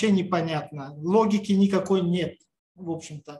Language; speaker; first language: Russian; non-native, local second language; Tajik